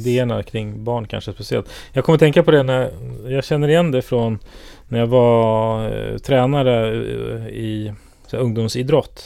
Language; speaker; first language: Swedish; native; Swedish